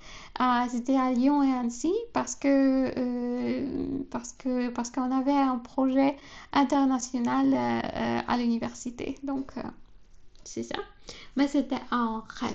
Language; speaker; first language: French; non-native, fluent; Polish